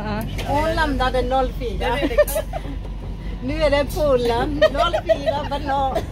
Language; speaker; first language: Swedish; early bilingual, other home language; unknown